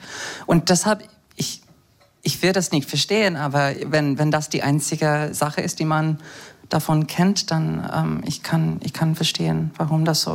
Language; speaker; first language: German; non-native, fluent; English